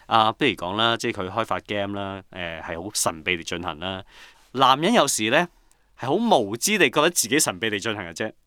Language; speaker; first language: Cantonese; native; Cantonese